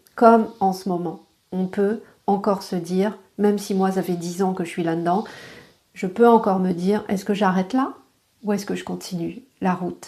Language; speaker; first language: French; native; French